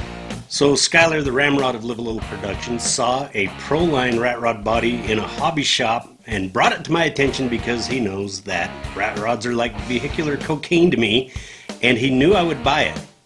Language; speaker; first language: English; native; English